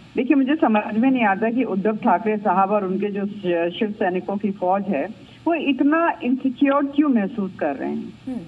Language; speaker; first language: Hindi; native; Hindi